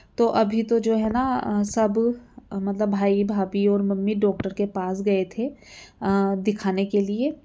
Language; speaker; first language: Hindi; native; Hindi